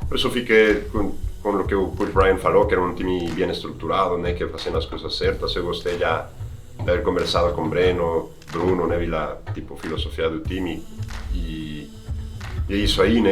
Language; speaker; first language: Portuguese; non-native, fluent; Spanish